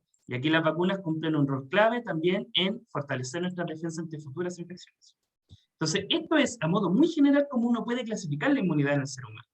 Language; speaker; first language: Spanish; native; Spanish